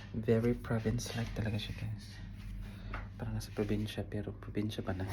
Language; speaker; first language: Filipino; native; Filipino